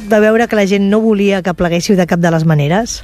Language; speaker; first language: Catalan; native; Catalan